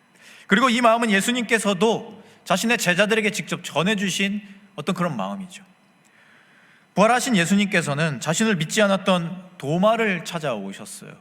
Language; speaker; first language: Korean; native; Korean